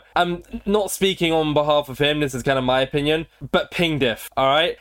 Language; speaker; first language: English; native; English